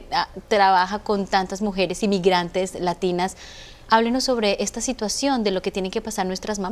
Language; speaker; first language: Spanish; native; Spanish